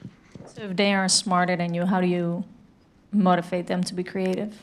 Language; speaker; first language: English; non-native, fluent; Dutch